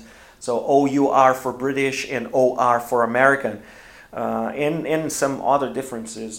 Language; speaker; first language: English; non-native, fluent; Portuguese